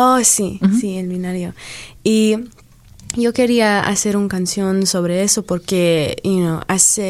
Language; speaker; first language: Spanish; early bilingual, heritage; English